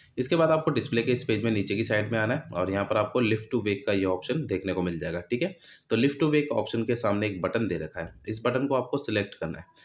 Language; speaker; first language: Hindi; native; Hindi